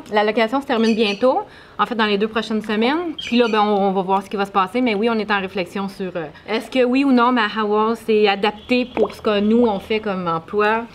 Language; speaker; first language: French; native; French